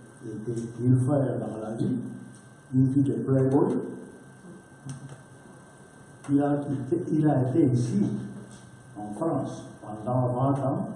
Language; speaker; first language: French; non-native, learner; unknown